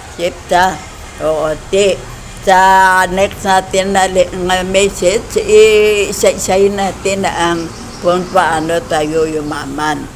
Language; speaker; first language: Filipino; non-native, local second language; Cebuano